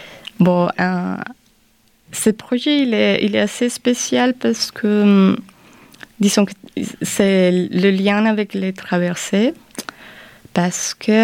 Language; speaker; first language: French; non-native, fluent; Spanish